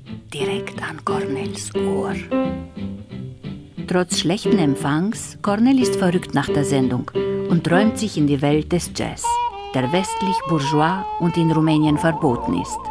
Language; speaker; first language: German; native; German